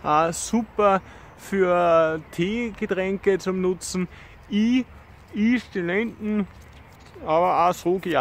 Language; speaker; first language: German; native; German